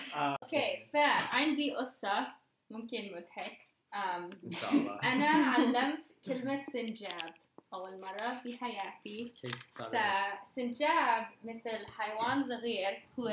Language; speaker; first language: Arabic; non-native, learner; English